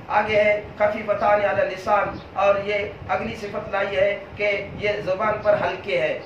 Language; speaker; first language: Urdu; non-native, local second language; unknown